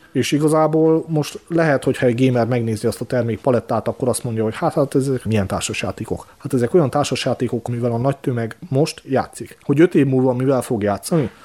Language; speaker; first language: Hungarian; native; Hungarian